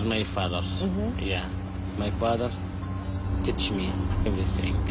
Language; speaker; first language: English; non-native, fluent; Arabic